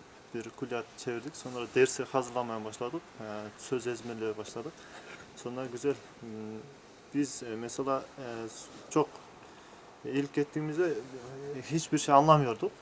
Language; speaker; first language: Turkish; non-native, learner; Kyrgyz